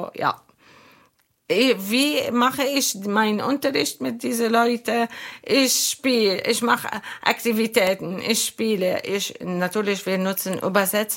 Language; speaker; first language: German; non-native, fluent; Arabic